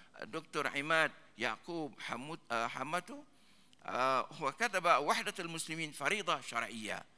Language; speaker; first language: Arabic; non-native, fluent; Malay